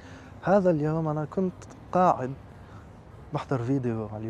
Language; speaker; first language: Arabic; non-native, fluent; French